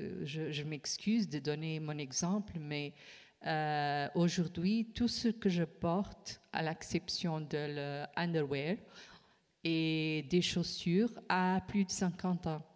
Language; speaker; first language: French; non-native, fluent; Portuguese